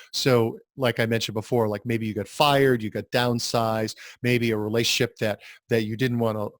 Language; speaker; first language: English; native; English